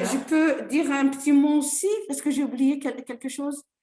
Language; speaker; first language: French; non-native, learner; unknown